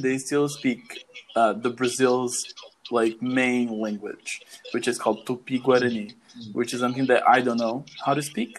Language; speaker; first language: English; non-native, fluent; Portuguese